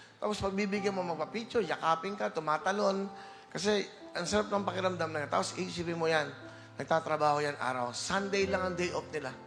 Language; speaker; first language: Filipino; native; Filipino